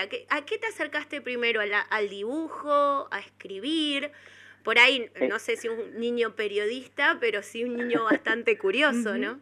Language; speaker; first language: Spanish; native; Spanish